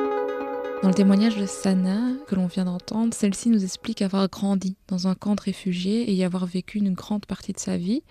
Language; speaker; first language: French; native; French